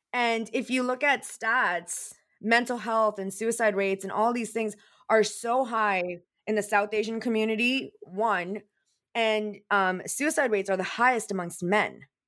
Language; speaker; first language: English; early bilingual, other home language; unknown